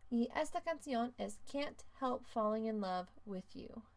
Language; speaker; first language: Spanish; non-native, fluent; English